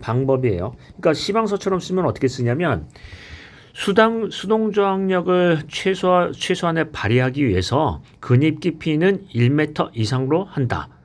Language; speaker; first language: Korean; native; Korean